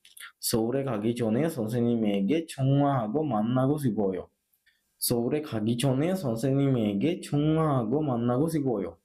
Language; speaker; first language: Korean; non-native, fluent; Sinhala